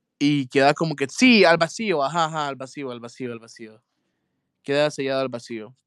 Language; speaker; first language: Spanish; native; Spanish